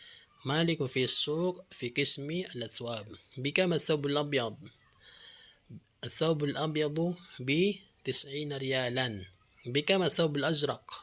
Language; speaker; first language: Arabic; non-native, fluent; Filipino